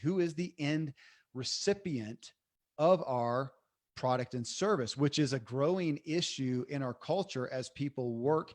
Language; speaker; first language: English; native; English